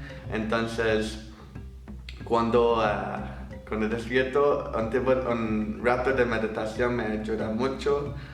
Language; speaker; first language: Spanish; non-native, fluent; English